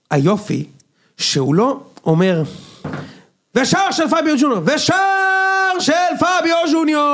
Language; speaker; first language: Hebrew; native; Hebrew